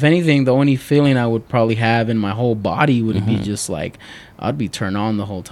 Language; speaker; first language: English; native; English